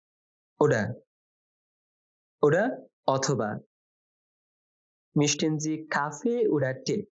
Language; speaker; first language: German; non-native, fluent; Bangla